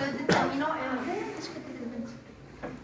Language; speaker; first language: French; non-native, learner; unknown